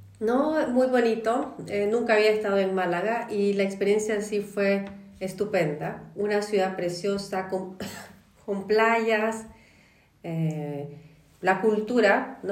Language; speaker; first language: Spanish; non-native, fluent; Polish